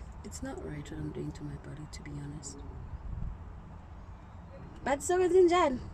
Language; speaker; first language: English; non-native, local second language; Zulu